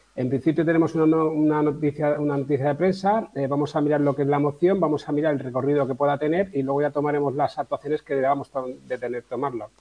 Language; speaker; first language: Spanish; native; Spanish